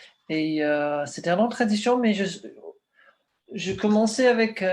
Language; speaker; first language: French; non-native, learner; English